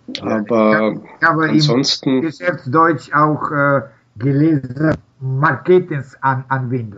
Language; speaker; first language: German; non-native, learner; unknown